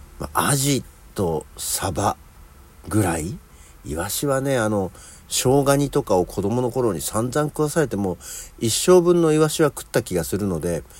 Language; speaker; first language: Japanese; native; Japanese